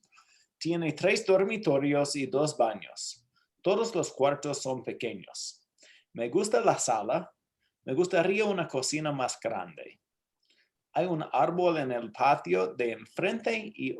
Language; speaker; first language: Spanish; non-native, fluent; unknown